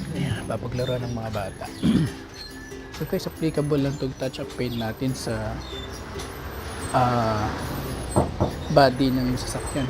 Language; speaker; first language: Filipino; native; Filipino